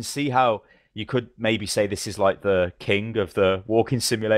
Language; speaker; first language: English; native; English